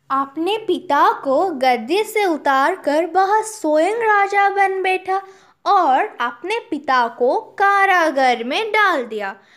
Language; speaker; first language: Hindi; non-native, local second language; Odia